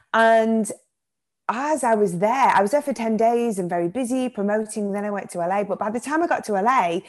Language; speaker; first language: English; native; English